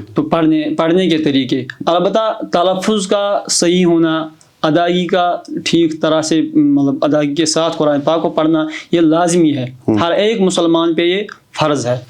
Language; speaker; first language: Urdu; non-native, local second language; Kashmiri